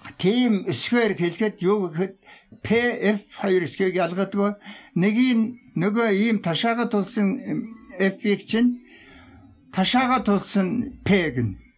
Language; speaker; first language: Mongolian; non-native, local second language; Tuvinian